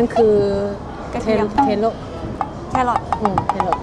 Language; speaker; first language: Thai; non-native, learner; Chinese